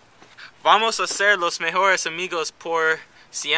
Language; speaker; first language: Spanish; non-native, learner; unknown